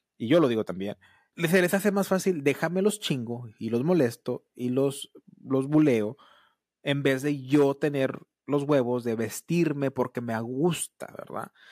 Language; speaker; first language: Spanish; early bilingual, heritage; Spanish